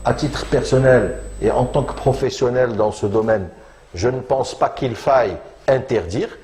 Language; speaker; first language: French; non-native, local second language; Arabic